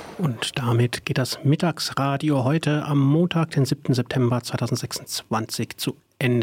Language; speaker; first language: German; native; German